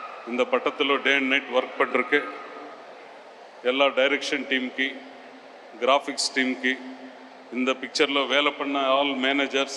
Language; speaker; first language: Tamil; non-native, learner; Telugu